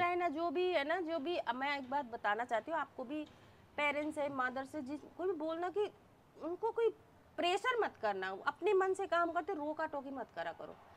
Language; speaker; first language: Hindi; non-native, local second language; Nepali